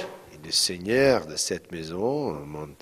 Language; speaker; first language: French; non-native, fluent; Portuguese